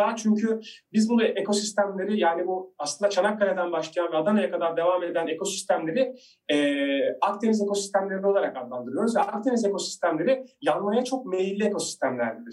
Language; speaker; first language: Turkish; native; Turkish